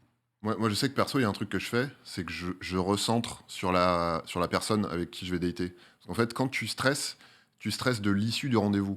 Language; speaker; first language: French; native; French